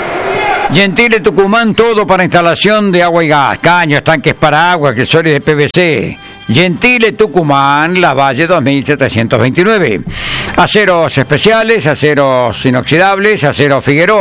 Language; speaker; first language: Spanish; native; Spanish